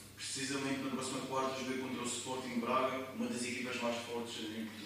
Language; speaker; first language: Portuguese; native; Portuguese